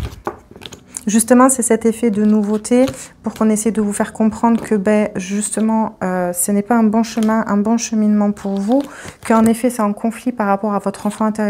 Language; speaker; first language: French; native; French